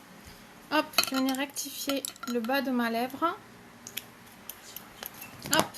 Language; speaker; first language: French; native; French